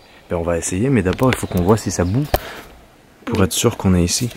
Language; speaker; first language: French; native; French